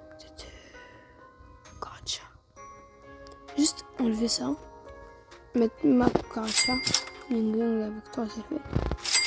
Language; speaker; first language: French; native; French